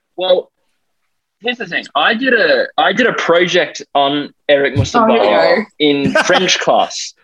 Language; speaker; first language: English; native; English